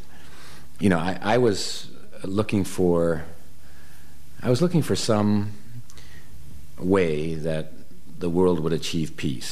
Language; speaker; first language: English; native; English